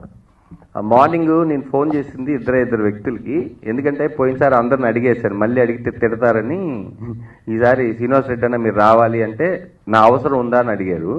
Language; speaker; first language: Telugu; native; Telugu